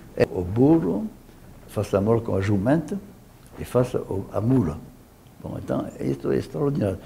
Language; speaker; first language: Portuguese; non-native, fluent; French